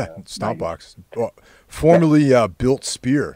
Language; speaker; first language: English; native; English